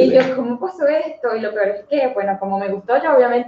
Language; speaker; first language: Spanish; native; Spanish